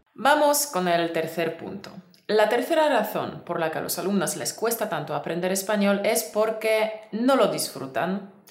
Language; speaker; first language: Spanish; native; Spanish